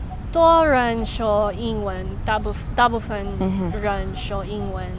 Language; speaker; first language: Chinese; non-native, learner; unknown